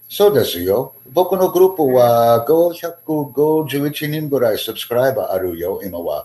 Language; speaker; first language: Japanese; non-native, learner; English